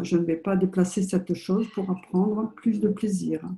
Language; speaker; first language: French; native; French